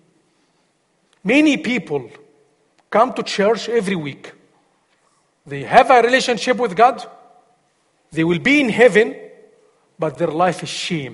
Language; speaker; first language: English; non-native, learner; Arabic